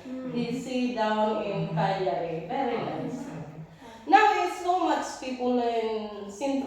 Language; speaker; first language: English; non-native, local second language; Filipino